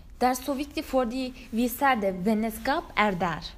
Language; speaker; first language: Norwegian; non-native, learner; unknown